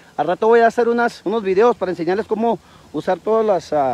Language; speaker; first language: Spanish; native; Spanish